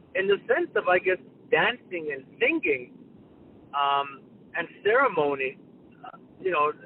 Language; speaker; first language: English; non-native, fluent; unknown